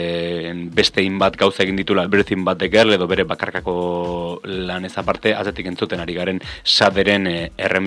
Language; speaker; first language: Basque; native; Basque